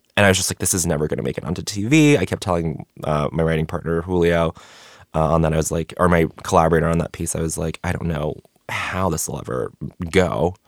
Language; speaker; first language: English; native; English